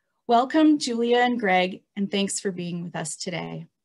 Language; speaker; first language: English; native; English